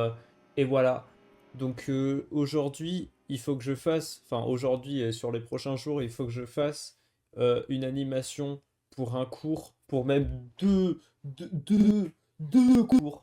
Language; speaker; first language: French; native; French